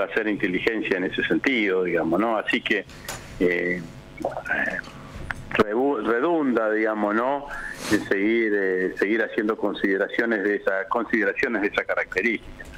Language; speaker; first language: Spanish; native; Spanish